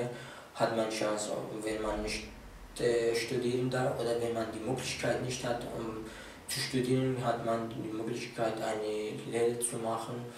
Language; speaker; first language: German; non-native, fluent; Arabic